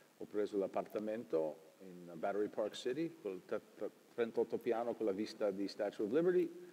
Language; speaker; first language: Italian; early bilingual, heritage; Italian